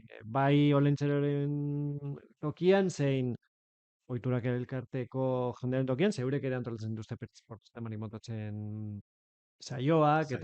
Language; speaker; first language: Basque; native; Basque